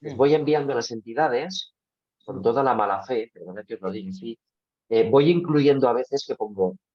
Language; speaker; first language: Spanish; non-native, local second language; Catalan